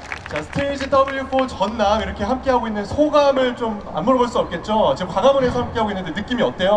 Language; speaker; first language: Korean; native; Korean